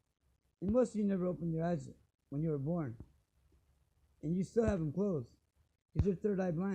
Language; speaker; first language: English; native; English